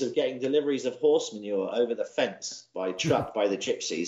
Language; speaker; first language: English; native; English